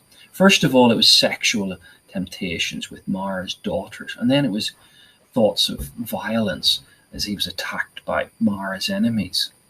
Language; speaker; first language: English; native; English